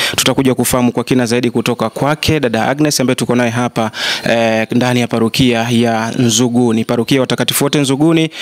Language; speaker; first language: Swahili; native; Swahili